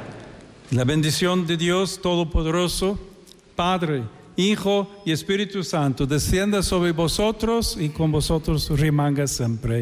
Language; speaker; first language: Spanish; non-native, fluent; English